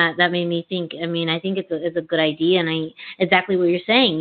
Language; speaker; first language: English; non-native, fluent; Spanish